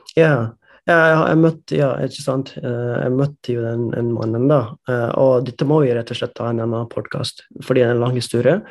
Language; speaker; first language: Norwegian; non-native, fluent; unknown